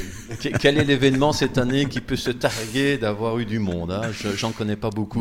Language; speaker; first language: French; native; French